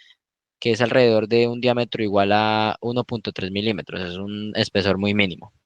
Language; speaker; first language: Spanish; native; Spanish